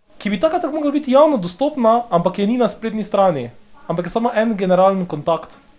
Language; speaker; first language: Slovenian; non-native, local second language; Albanian